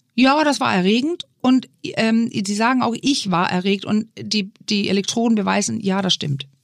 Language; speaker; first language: German; non-native, fluent; Danish